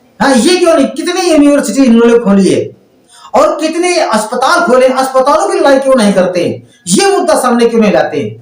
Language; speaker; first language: Hindi; native; Hindi